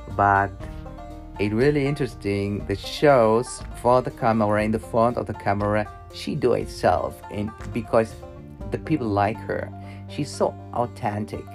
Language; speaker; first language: English; non-native, learner; German